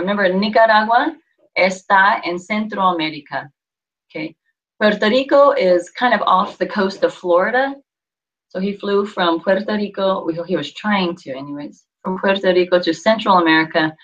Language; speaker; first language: English; native; English